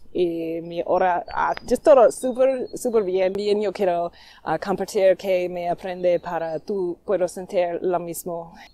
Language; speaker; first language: Spanish; non-native, learner; English